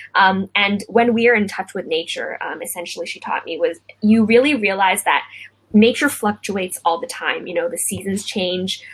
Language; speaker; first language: English; non-native, local second language; Cantonese